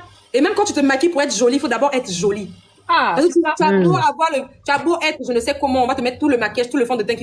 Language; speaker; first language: French; non-native, local second language; Lingala